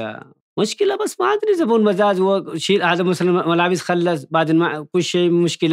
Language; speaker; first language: Arabic; non-native, learner; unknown